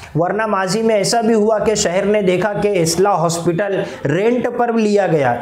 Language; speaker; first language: Hindi; non-native, local second language; Urdu